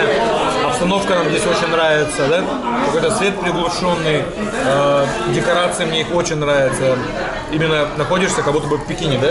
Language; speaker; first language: Russian; native; Russian